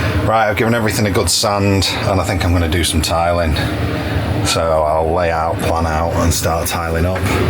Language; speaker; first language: English; native; English